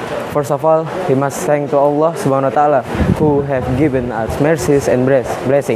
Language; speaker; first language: English; non-native, learner; Indonesian